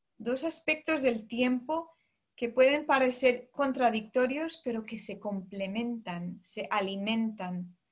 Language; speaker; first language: Spanish; early bilingual, heritage; Spanish